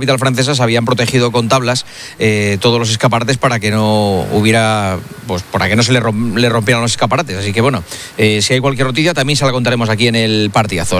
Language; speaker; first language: Spanish; native; Spanish